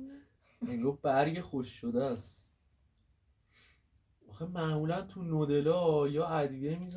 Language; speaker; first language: Persian; native; Persian